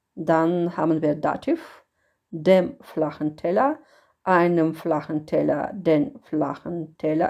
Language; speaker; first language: German; non-native, fluent; Russian